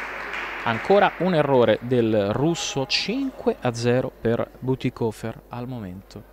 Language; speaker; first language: Italian; native; Italian